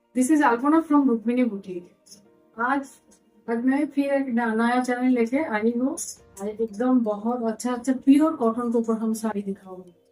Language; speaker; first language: Hindi; non-native, local second language; Bangla